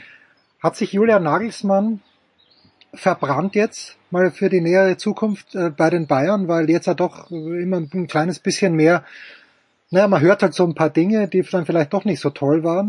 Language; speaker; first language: German; native; German